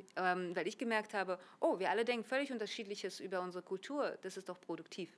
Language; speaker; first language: German; early bilingual, other home language; Russian